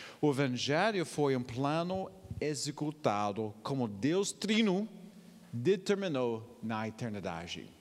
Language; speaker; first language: Portuguese; non-native, fluent; English